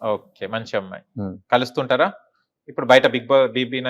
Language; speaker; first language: Telugu; native; Telugu